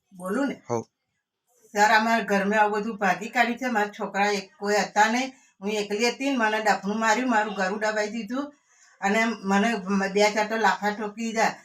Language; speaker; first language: Gujarati; native; Gujarati